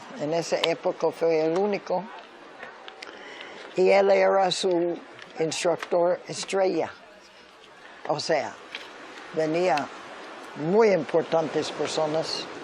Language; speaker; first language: Spanish; early bilingual, other home language; English